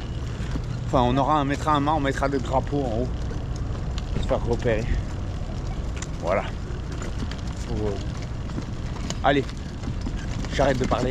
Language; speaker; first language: French; native; French